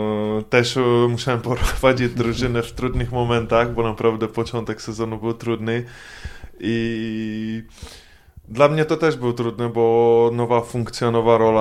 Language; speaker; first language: Polish; non-native, fluent; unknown